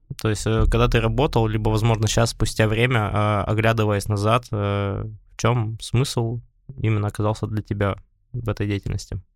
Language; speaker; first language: Russian; native; Russian